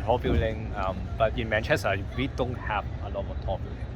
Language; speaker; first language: English; non-native, learner; Cantonese